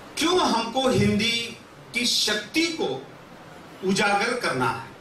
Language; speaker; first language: Hindi; non-native, local second language; Kannada